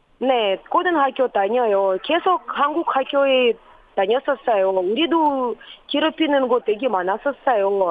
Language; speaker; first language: Korean; non-native, learner; Russian